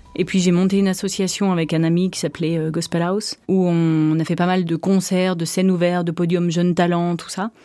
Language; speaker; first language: French; native; French